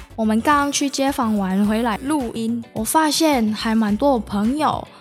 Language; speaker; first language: Chinese; non-native, fluent; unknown